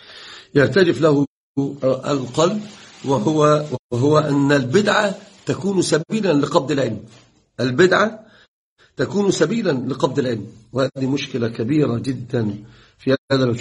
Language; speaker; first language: Arabic; native; Arabic